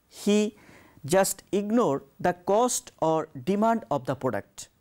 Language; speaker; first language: English; non-native, local second language; Bangla